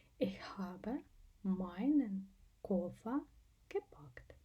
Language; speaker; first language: German; non-native, fluent; Ukrainian